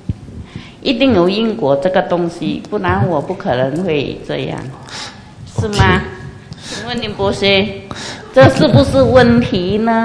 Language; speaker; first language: Chinese; non-native, local second language; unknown